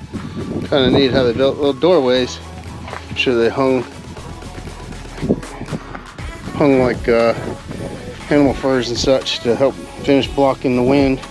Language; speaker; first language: English; native; English